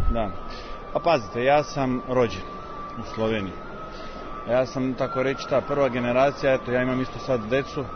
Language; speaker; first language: Serbian; early bilingual, heritage; Serbian